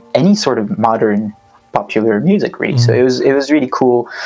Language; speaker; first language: English; non-native, fluent; French